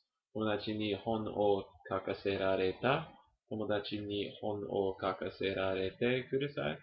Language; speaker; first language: Japanese; non-native, learner; English